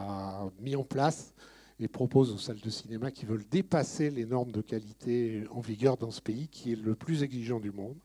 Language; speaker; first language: French; native; French